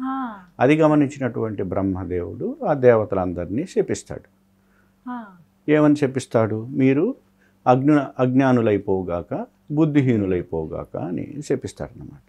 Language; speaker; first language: Telugu; native; Telugu